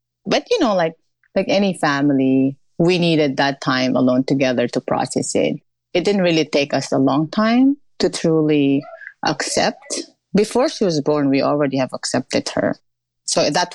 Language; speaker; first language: English; non-native, local second language; Filipino